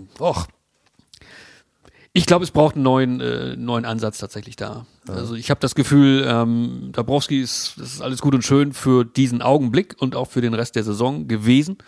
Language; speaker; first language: German; native; German